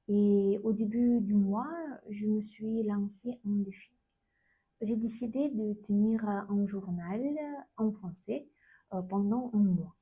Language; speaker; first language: French; non-native, learner; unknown